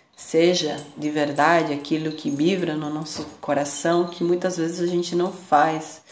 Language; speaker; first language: Portuguese; non-native, fluent; Spanish